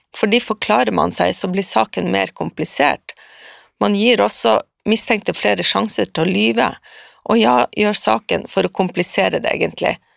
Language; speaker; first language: Norwegian; native; Norwegian